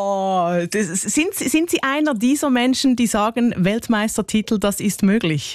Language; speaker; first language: German; native; German